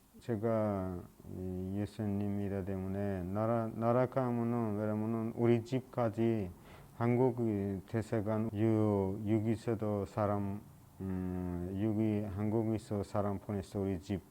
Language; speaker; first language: Korean; non-native, learner; Persian